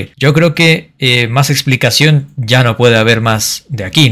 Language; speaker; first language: Spanish; native; Spanish